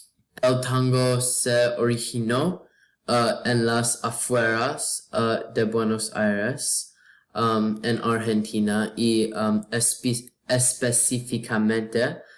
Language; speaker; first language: Spanish; non-native, learner; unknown